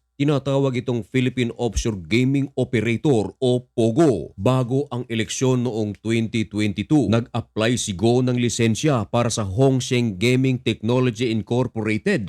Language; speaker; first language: Filipino; native; Filipino